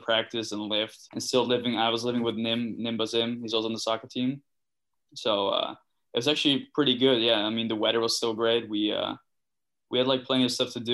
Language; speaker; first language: English; non-native, fluent; Dutch